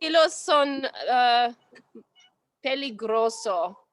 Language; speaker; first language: Spanish; non-native, learner; English